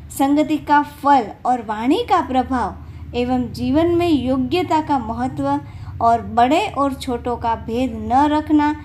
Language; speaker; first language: Hindi; non-native, local second language; Gujarati